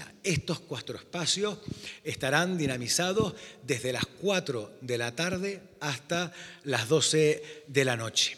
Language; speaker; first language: Spanish; native; Spanish